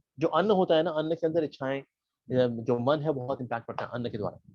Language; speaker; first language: Hindi; native; Hindi